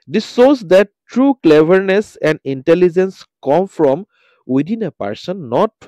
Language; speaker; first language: English; non-native, local second language; Assamese